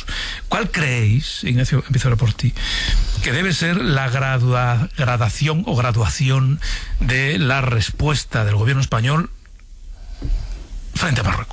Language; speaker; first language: Spanish; native; Spanish